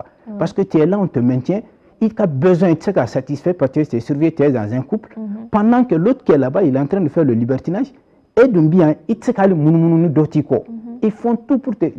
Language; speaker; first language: French; non-native, local second language; Bambara